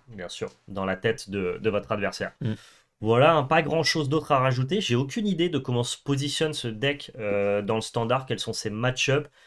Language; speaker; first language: French; native; French